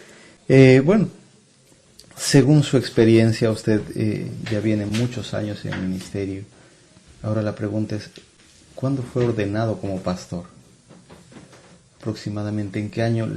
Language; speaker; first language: Spanish; native; Spanish